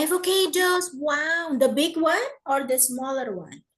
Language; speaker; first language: English; non-native, fluent; Indonesian